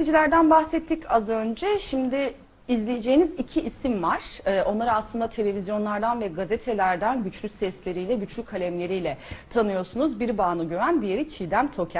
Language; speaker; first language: Turkish; native; Turkish